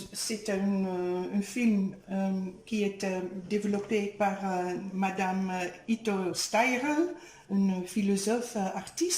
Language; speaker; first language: French; non-native, fluent; Dutch